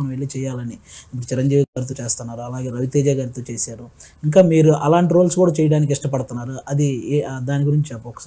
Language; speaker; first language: Telugu; native; Telugu